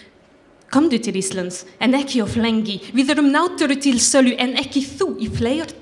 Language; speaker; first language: Icelandic; non-native, learner; French